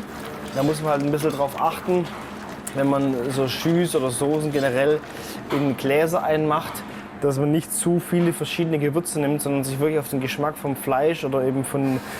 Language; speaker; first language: German; native; German